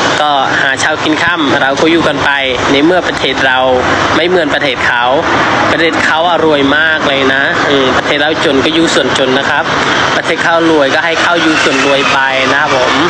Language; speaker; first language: Thai; non-native, fluent; Khmer